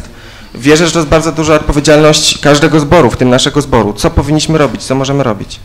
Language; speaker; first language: Polish; native; Polish